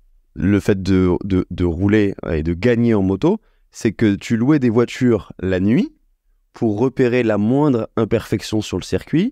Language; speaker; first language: French; native; French